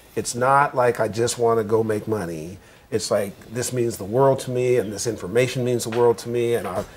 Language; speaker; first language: English; native; English